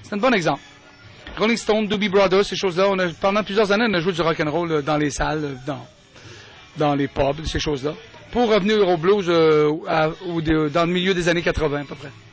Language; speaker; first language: French; native; French